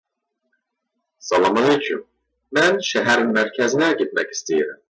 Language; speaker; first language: Turkish; non-native, learner; English